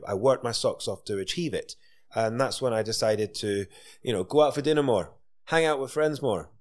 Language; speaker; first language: English; native; English